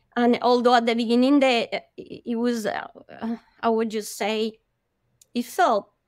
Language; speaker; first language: English; non-native, fluent; Spanish